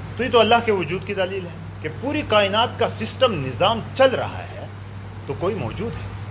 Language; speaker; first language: Urdu; non-native, local second language; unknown